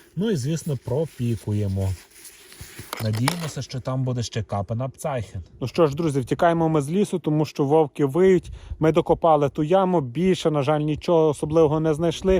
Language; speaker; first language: Ukrainian; native; Ukrainian